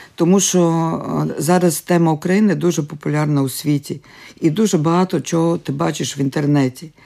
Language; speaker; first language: Ukrainian; early bilingual, other home language; Latvian